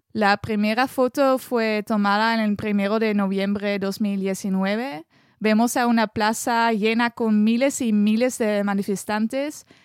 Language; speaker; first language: Spanish; non-native, fluent; French